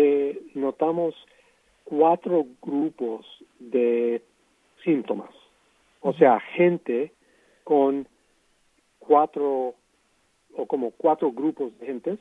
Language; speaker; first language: Spanish; non-native, fluent; English